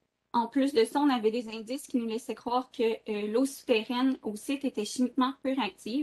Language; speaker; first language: French; native; French